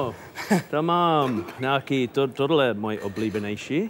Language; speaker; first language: Czech; non-native, fluent; English